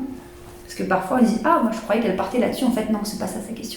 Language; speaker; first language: French; native; French